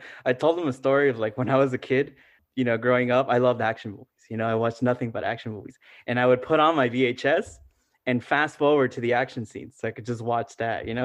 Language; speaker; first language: English; early bilingual, other home language; Spanish